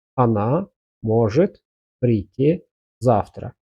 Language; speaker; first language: Russian; non-native, fluent; Azerbaijani